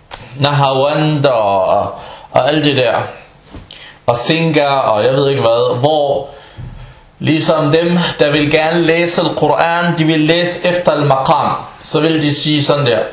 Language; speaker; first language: Danish; non-native, fluent; Arabic